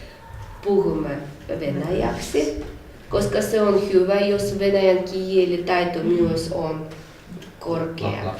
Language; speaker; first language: Finnish; non-native, learner; Russian